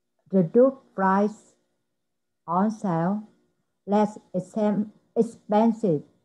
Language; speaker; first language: English; non-native, learner; Vietnamese